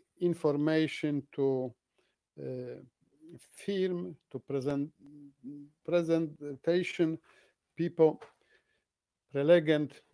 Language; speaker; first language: English; non-native, fluent; Polish